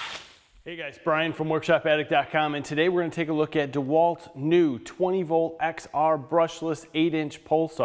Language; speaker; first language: English; native; English